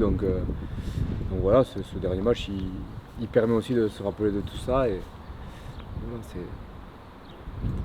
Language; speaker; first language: French; native; French